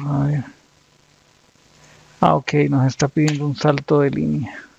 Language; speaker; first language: Spanish; native; Spanish